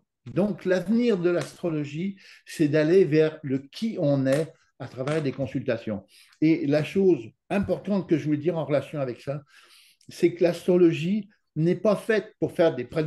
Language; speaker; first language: French; native; French